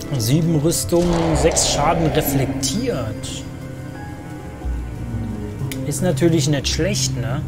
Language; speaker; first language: German; native; German